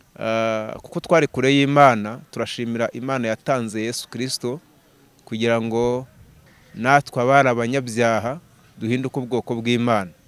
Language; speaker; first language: Kinyarwanda; native; Kinyarwanda